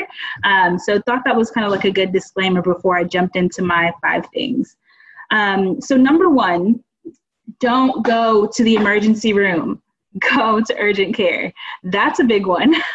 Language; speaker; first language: English; native; English